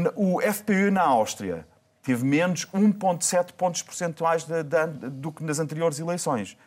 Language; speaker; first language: Portuguese; native; Portuguese